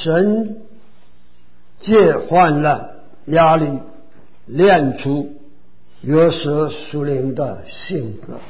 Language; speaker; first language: Chinese; native; Chinese